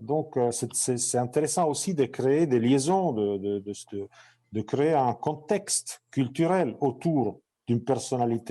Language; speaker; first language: French; non-native, fluent; Italian